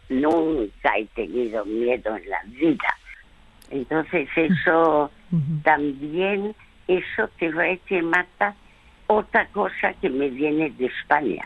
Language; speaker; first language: Spanish; early bilingual, other home language; French